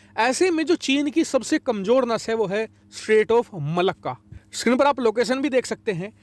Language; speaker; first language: Hindi; native; Hindi